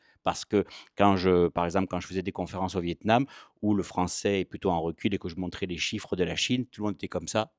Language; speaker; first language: French; native; French